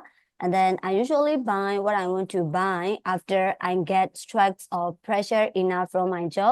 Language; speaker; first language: English; non-native, fluent; Burmese